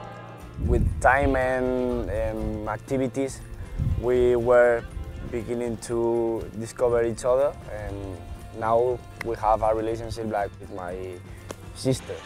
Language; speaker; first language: English; non-native, fluent; Spanish